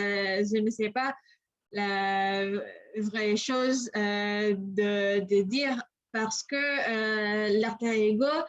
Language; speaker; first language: French; non-native, learner; English